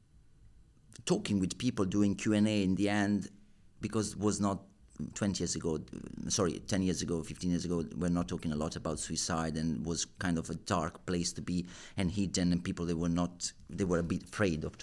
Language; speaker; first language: English; non-native, fluent; Italian